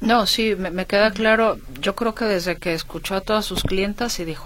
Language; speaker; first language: Spanish; native; Spanish